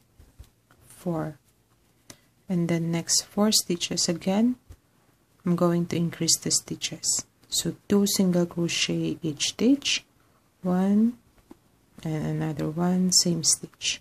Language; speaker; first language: English; non-native, fluent; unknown